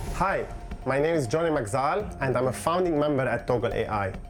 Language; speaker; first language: English; non-native, fluent; Arabic